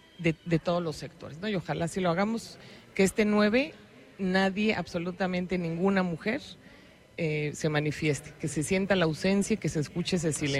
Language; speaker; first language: Spanish; native; Spanish